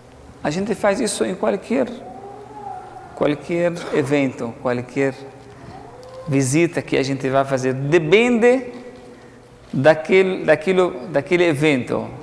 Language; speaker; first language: Portuguese; non-native, fluent; Arabic